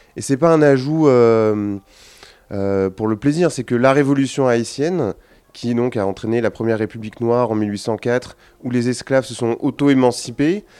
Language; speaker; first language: French; native; French